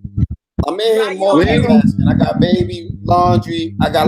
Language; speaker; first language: English; native; English